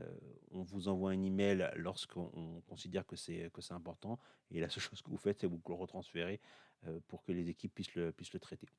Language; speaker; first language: French; native; French